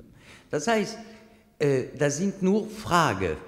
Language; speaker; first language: German; non-native, fluent; French